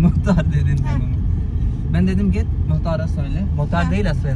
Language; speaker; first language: Turkish; non-native, fluent; Urdu